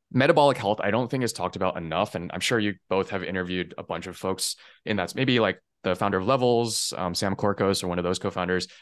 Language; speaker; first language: English; early bilingual, other home language; Chinese